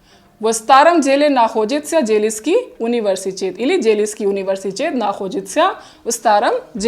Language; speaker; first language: Russian; non-native, fluent; Hindi